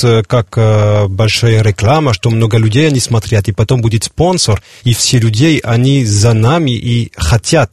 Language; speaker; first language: Russian; non-native, learner; French